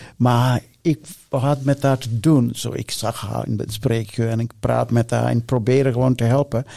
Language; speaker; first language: Dutch; non-native, fluent; Sinhala